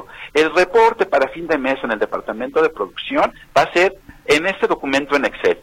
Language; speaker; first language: Spanish; native; Spanish